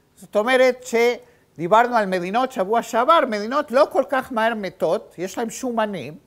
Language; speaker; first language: Hebrew; native; Hebrew